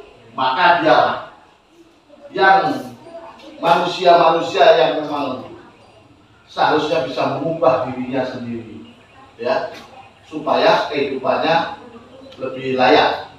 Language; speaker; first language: Indonesian; native; Indonesian